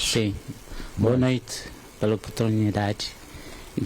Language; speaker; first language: Portuguese; non-native, local second language; Kabuverdianu